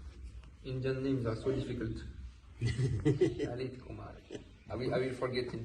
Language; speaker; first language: English; non-native, learner; Dutch